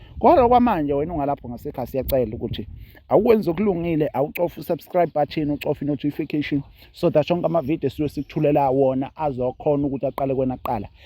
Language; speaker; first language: Zulu; native; Zulu